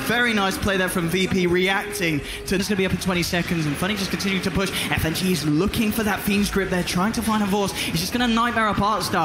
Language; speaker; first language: English; native; English